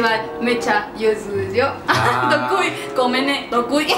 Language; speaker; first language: Japanese; non-native, learner; Spanish